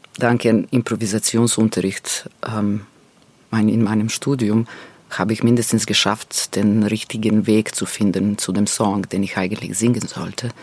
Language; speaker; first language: German; non-native, fluent; Serbian